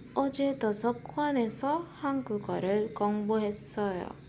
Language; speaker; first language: Korean; non-native, fluent; Indonesian